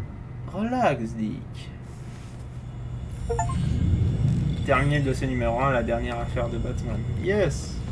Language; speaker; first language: French; native; French